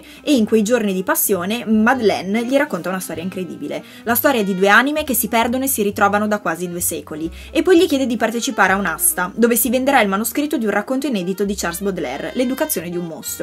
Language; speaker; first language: Italian; native; Italian